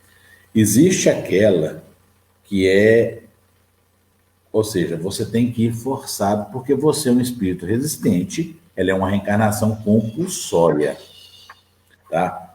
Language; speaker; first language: Portuguese; native; Portuguese